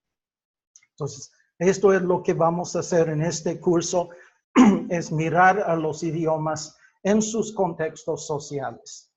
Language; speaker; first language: Spanish; non-native, fluent; English